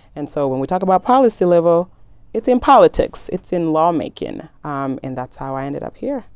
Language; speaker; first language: English; early bilingual, other home language; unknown